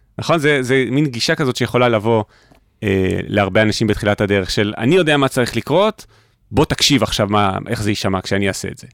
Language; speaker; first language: Hebrew; native; Hebrew